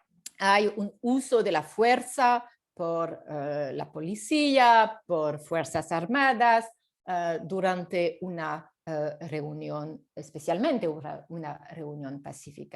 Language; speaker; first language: Spanish; non-native, fluent; French